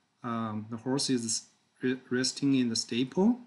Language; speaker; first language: English; non-native, fluent; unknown